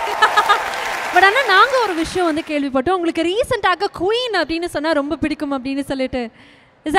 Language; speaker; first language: Tamil; native; Tamil